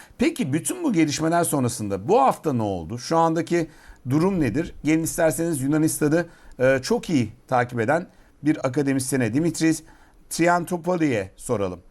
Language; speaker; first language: Turkish; native; Turkish